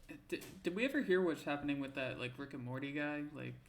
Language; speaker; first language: English; native; English